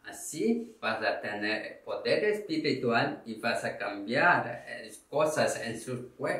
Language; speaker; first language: Spanish; non-native, learner; Korean